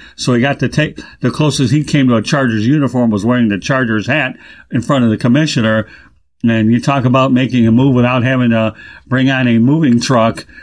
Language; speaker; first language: English; native; English